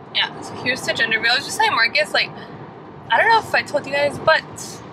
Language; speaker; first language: English; early bilingual, other home language; Spanish